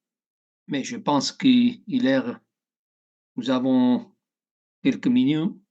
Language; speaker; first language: French; non-native, fluent; Italian